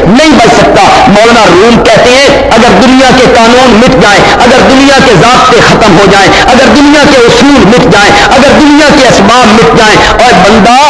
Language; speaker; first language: Urdu; non-native, local second language; Punjabi